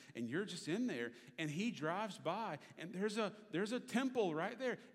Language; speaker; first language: English; native; English